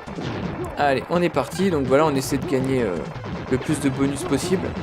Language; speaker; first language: French; native; French